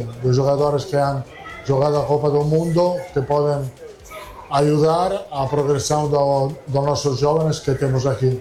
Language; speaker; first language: Portuguese; non-native, fluent; Italian